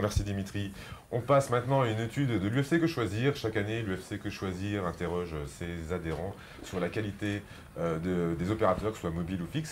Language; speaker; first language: French; native; French